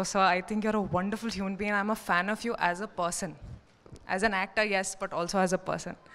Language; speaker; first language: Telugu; non-native, learner; Hindi